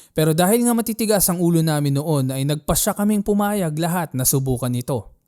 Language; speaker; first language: Filipino; native; Filipino